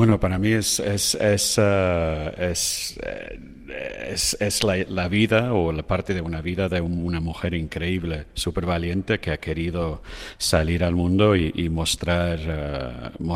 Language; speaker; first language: Spanish; non-native, fluent; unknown